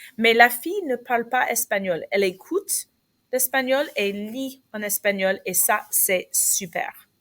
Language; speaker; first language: French; non-native, fluent; English